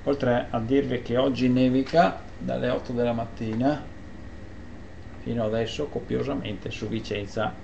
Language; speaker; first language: Italian; native; Italian